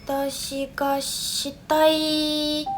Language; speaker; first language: Japanese; non-native, learner; Korean